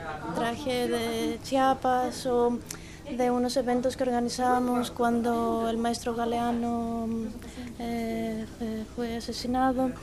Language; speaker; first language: Spanish; non-native, fluent; Greek